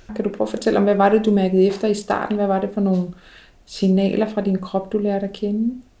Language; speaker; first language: Danish; native; Danish